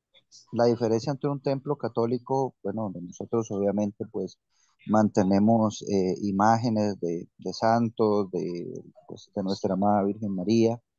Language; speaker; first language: Spanish; native; Spanish